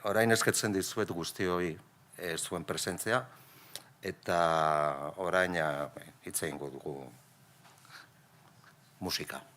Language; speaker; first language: Basque; non-native, local second language; Spanish